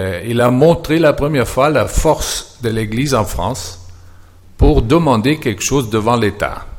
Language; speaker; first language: French; non-native, fluent; German